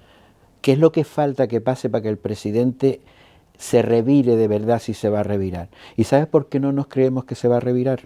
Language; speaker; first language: Spanish; native; Spanish